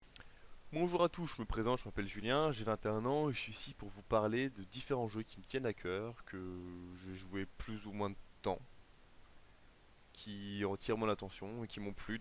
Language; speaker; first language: French; native; French